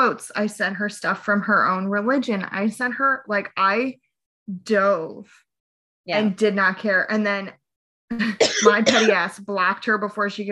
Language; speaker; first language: English; native; English